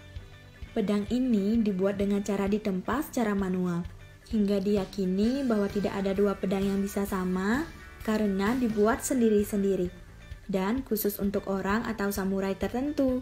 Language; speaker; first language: Indonesian; native; Indonesian